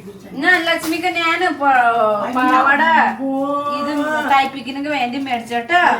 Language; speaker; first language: Malayalam; non-native, learner; Nepali